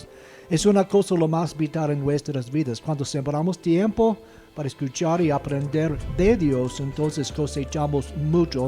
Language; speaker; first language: Spanish; non-native, fluent; English